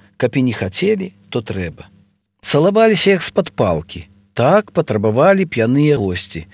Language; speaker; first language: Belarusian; native; Belarusian